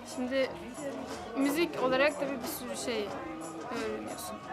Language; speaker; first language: Turkish; non-native, fluent; Polish